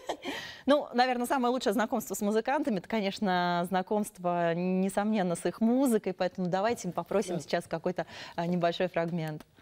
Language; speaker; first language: Russian; native; Russian